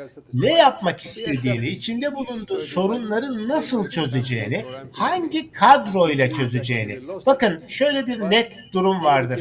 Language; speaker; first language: Turkish; native; Turkish